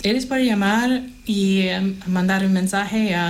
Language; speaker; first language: Spanish; non-native, fluent; English